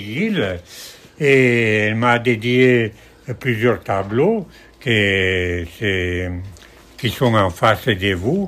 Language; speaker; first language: French; non-native, fluent; Italian